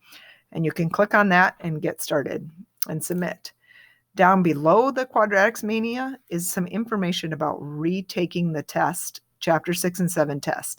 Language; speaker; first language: English; native; English